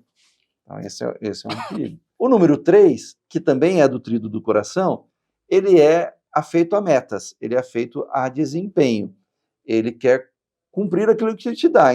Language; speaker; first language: Portuguese; native; Portuguese